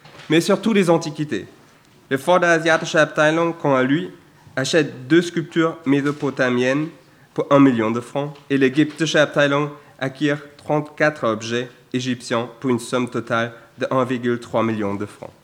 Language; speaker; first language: French; non-native, fluent; German